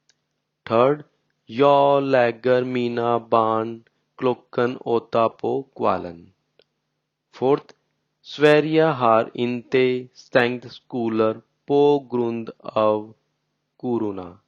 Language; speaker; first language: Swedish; non-native, learner; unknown